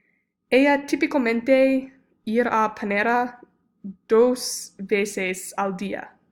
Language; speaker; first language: Spanish; non-native, learner; English